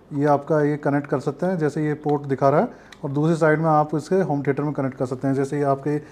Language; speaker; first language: Hindi; native; Hindi